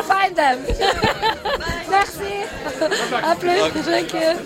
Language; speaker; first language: English; non-native, learner; German